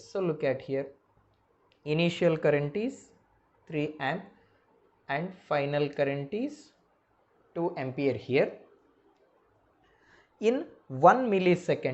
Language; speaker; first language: English; non-native, local second language; Kannada